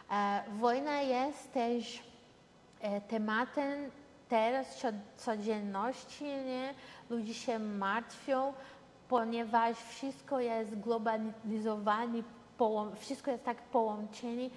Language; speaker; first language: Polish; early bilingual, heritage; Portuguese